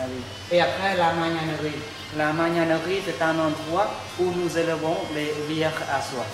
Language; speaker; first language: French; non-native, fluent; Khmer